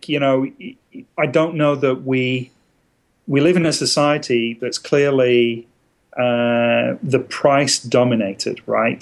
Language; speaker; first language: English; native; English